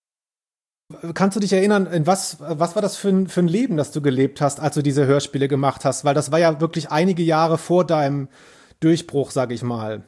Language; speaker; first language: German; native; German